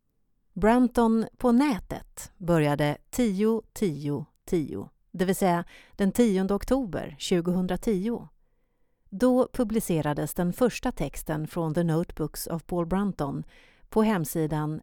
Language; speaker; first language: Swedish; native; Swedish